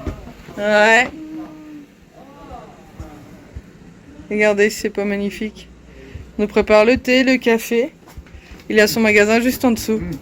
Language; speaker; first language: French; native; French